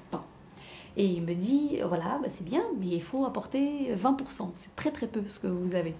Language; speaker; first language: French; native; French